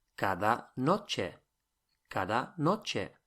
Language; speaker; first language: Spanish; non-native, fluent; English